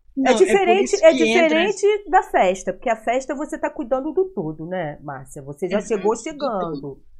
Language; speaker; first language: Portuguese; native; Portuguese